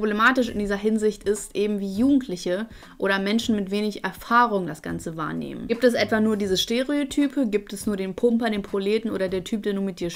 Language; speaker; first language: German; native; German